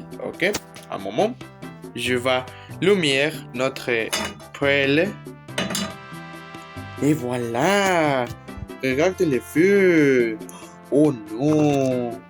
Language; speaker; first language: French; non-native, learner; Spanish